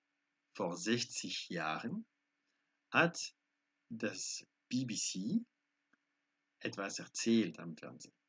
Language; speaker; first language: German; non-native, fluent; French